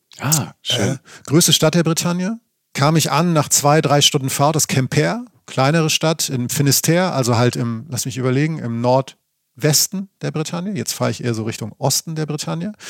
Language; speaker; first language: German; native; German